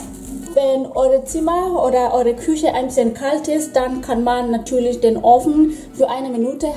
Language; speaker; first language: German; non-native, fluent; Swahili